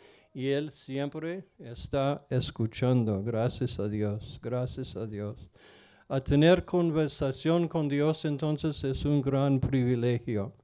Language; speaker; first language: Spanish; non-native, fluent; English